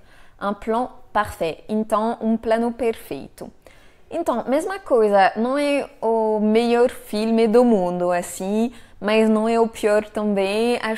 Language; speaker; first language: Portuguese; non-native, fluent; French